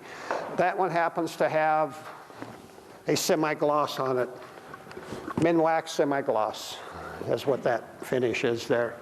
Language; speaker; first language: English; native; English